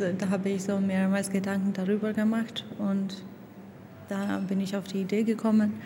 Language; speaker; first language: German; non-native, fluent; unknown